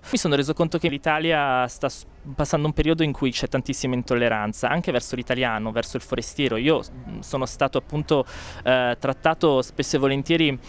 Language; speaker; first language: Italian; native; Italian